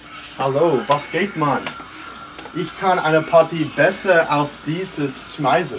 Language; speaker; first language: German; non-native, learner; English